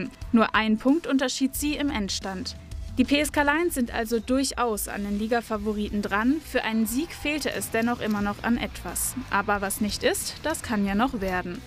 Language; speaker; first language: German; native; German